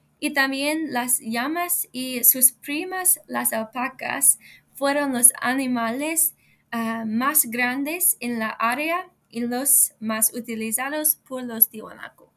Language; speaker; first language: Spanish; non-native, learner; English